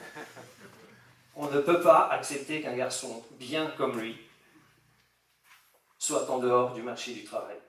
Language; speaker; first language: French; native; French